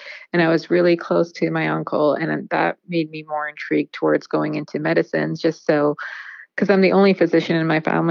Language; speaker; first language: English; native; English